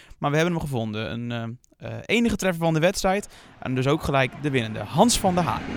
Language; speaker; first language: Dutch; native; Dutch